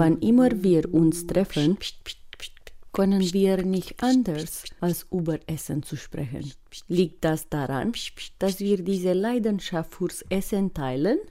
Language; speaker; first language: German; non-native, fluent; Romanian